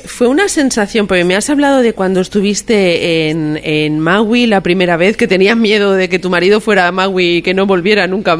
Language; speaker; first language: Spanish; native; Spanish